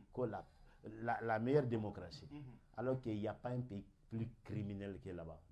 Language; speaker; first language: French; non-native, local second language; Bambara